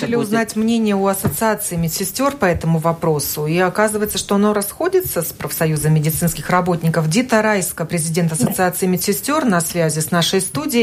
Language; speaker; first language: Russian; native; Russian